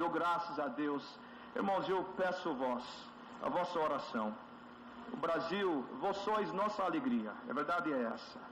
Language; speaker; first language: Portuguese; non-native, fluent; English